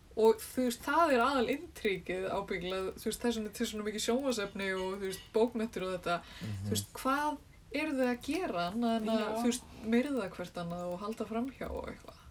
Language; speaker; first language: Icelandic; native; Icelandic